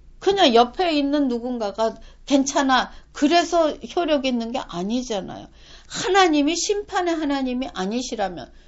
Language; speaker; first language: Korean; native; Korean